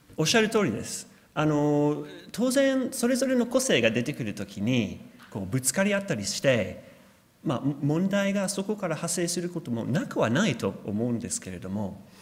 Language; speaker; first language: Japanese; non-native, fluent; English